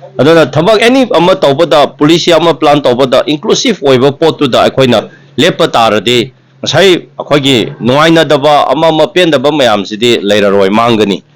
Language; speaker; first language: Manipuri; non-native, local second language; Tangkhul Naga (India)